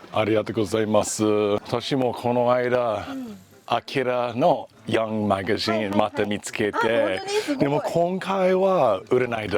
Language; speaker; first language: Japanese; non-native, fluent; English